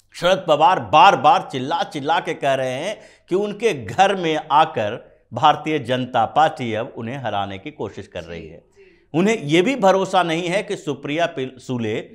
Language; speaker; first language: Hindi; native; Hindi